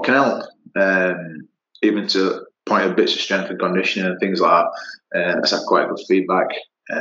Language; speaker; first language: English; native; English